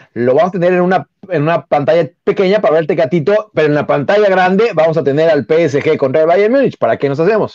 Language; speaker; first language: Spanish; native; Spanish